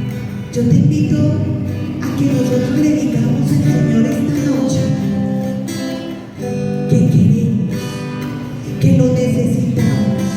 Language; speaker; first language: Spanish; native; Spanish